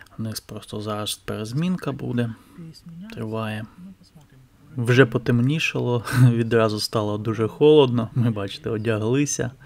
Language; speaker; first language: Ukrainian; non-native, local second language; Russian